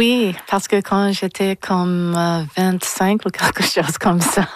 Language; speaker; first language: French; non-native, learner; English